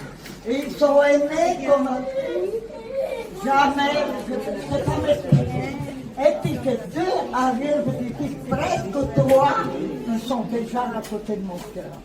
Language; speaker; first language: French; non-native, fluent; Italian